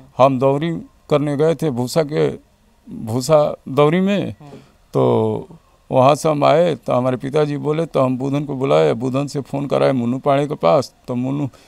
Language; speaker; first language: Hindi; native; Hindi